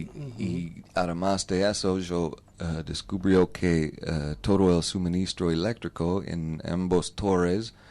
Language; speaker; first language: Spanish; non-native, learner; English